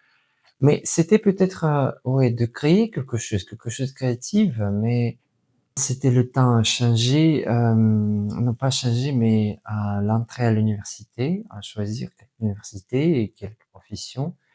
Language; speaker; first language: French; non-native, fluent; Russian